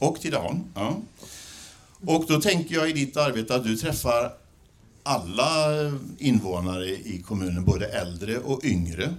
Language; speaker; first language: Swedish; native; Swedish